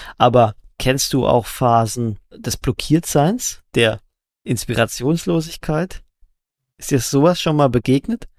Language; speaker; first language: German; native; German